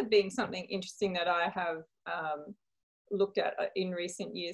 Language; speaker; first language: English; native; English